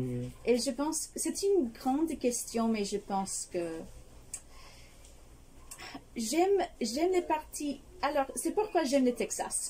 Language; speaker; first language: French; non-native, fluent; English